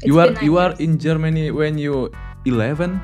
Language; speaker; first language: English; non-native, learner; Indonesian